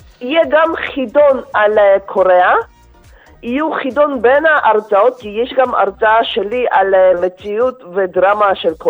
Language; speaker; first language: Hebrew; non-native, fluent; Korean